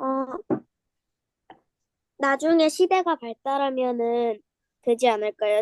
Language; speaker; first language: Korean; native; Korean